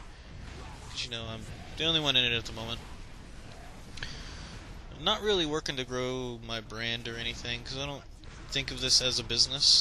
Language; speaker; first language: English; native; English